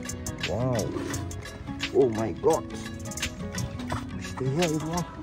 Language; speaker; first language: English; non-native, learner; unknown